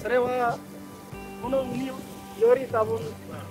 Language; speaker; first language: Japanese; non-native, learner; Bangla